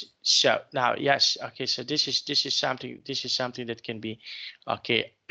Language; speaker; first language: English; non-native, fluent; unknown